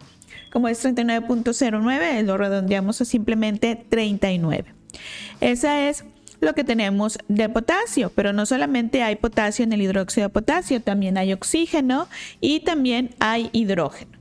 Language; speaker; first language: Spanish; native; Spanish